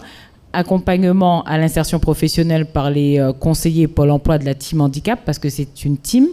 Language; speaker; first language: French; native; French